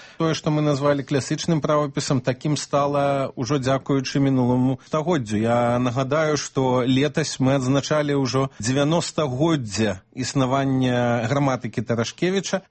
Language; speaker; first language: Belarusian; native; Belarusian